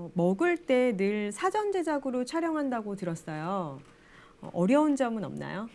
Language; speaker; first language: Korean; native; Korean